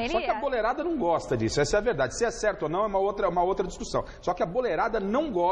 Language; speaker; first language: Portuguese; native; Portuguese